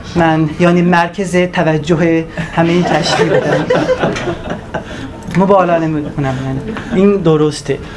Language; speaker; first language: Persian; non-native, learner; Turkish